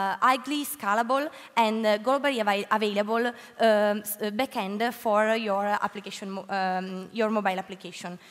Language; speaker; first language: English; non-native, learner; Italian